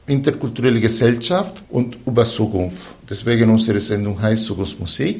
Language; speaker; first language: German; non-native, fluent; Spanish